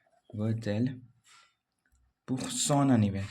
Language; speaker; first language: French; non-native, fluent; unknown